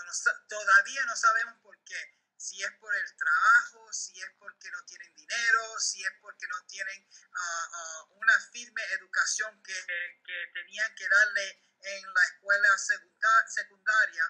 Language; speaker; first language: Spanish; early bilingual, heritage; Spanish